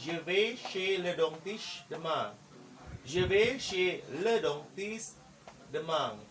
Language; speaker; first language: French; non-native, learner; Indonesian